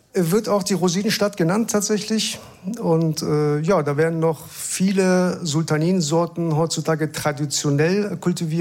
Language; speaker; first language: German; early bilingual, other home language; Persian